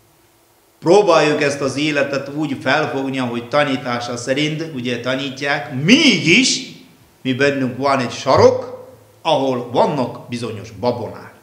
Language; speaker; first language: Hungarian; non-native, fluent; Malayalam